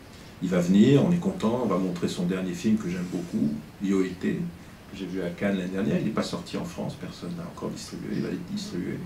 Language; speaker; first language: French; native; French